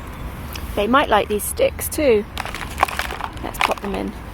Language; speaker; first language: English; native; English